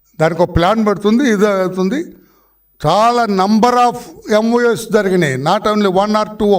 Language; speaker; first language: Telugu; native; Telugu